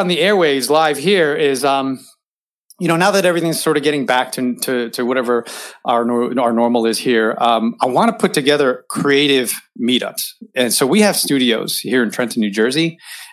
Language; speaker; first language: English; native; English